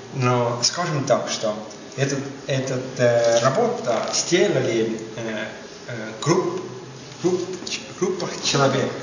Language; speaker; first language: Russian; non-native, learner; Estonian